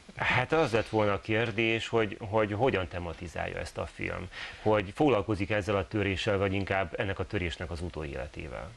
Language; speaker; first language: Hungarian; native; Hungarian